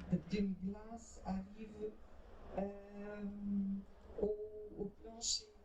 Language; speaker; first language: French; non-native, fluent; Portuguese